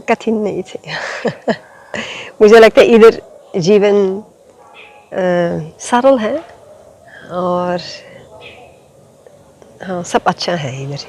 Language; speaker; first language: Hindi; non-native, fluent; Dutch